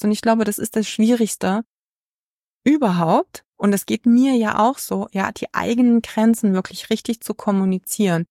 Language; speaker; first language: German; native; German